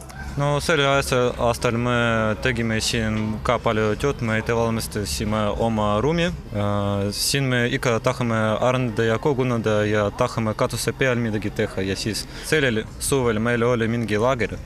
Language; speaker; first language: Estonian; non-native, local second language; Russian